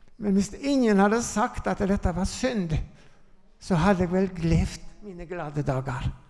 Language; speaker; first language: Norwegian; native; Norwegian